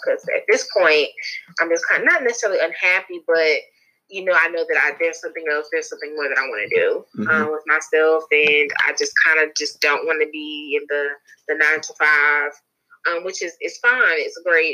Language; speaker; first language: English; native; English